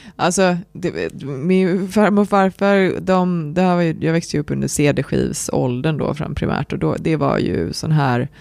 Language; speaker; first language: Swedish; native; Swedish